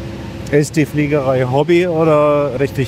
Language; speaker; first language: German; native; German